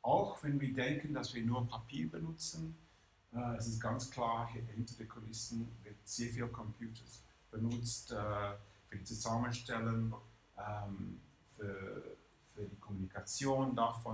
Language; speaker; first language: German; non-native, fluent; English